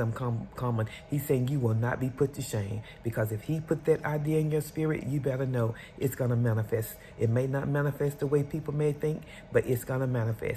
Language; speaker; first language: English; native; English